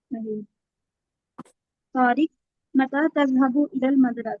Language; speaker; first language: Arabic; non-native, fluent; Urdu